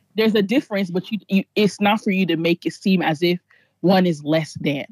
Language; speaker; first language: English; native; English